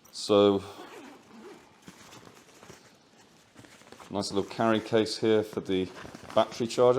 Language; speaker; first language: English; native; English